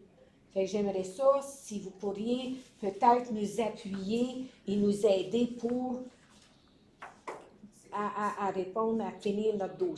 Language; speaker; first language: French; native; French